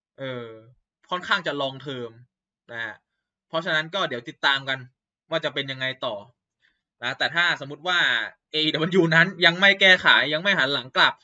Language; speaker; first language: Thai; native; Thai